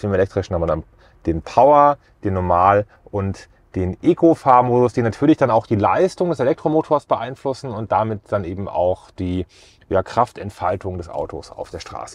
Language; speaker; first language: German; native; German